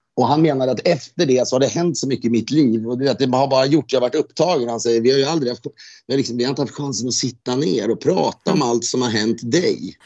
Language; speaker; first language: Swedish; native; Swedish